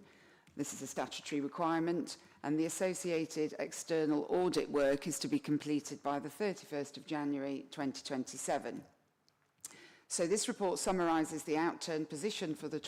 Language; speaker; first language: English; native; English